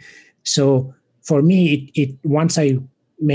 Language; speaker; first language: English; non-native, fluent; Wolof